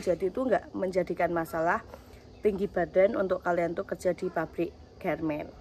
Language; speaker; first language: Indonesian; native; Indonesian